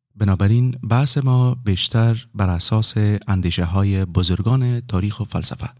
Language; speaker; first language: Persian; native; Persian